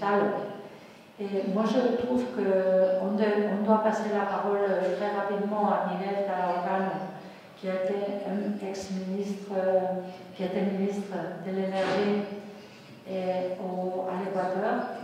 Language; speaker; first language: French; non-native, fluent; Spanish